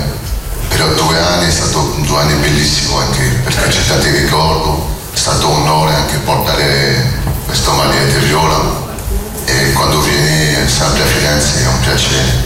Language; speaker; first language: Italian; non-native, learner; French